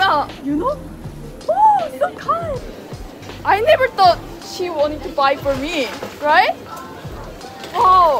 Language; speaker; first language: English; non-native, learner; Korean